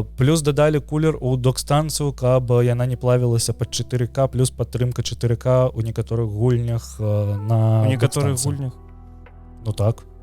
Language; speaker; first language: Belarusian; native; Belarusian